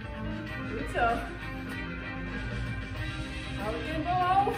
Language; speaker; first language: Dutch; native; Dutch